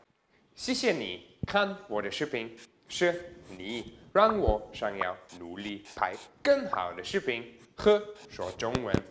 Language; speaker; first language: Chinese; non-native, learner; English